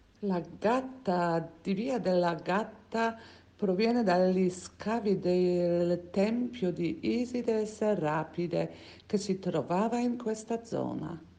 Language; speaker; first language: Italian; non-native, fluent; Polish